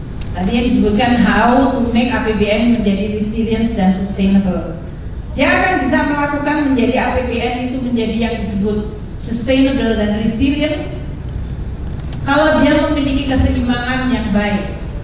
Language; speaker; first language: Indonesian; native; Indonesian